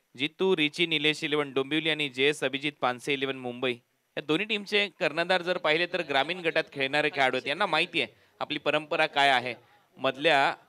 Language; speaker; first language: Marathi; native; Marathi